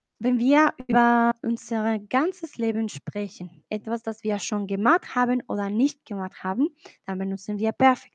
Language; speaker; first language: German; non-native, learner; Spanish